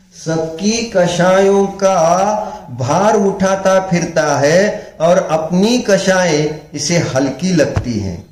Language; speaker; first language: Hindi; non-native, local second language; Marathi